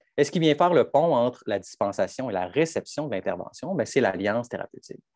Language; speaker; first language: French; native; French